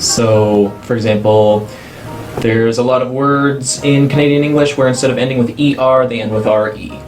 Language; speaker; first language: English; native; English